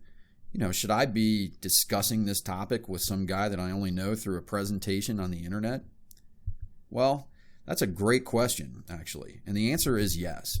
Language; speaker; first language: English; native; English